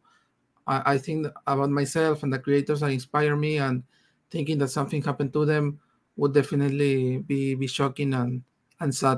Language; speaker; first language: English; non-native, fluent; Spanish